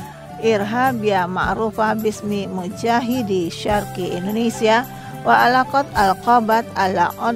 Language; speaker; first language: Arabic; non-native, learner; Indonesian